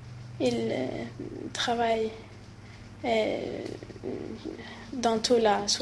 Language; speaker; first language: French; non-native, learner; Swedish